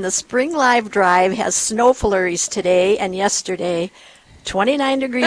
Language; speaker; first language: English; native; English